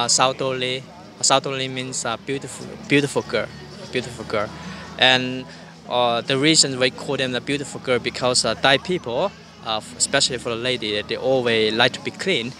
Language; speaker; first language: English; non-native, learner; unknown